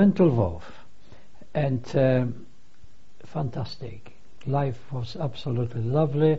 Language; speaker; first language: English; non-native, fluent; Polish